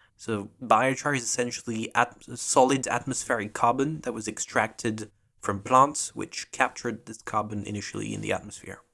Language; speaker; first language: English; non-native, fluent; French